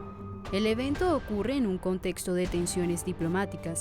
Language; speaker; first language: Spanish; native; Spanish